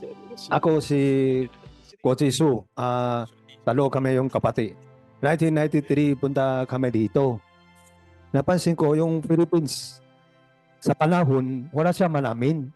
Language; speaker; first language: Filipino; non-native, learner; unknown